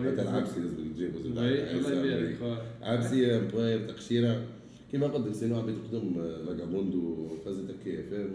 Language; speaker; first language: Arabic; native; Arabic